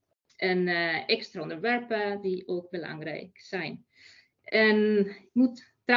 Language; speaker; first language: Dutch; non-native, fluent; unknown